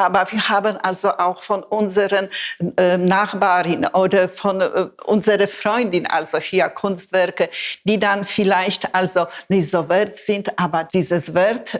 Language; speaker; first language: German; non-native, fluent; Polish